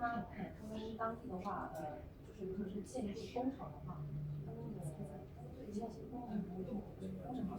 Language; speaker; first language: Chinese; native; Chinese